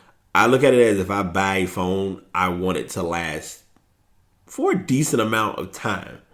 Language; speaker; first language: English; native; English